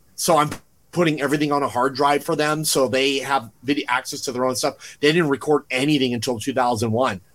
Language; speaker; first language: English; native; English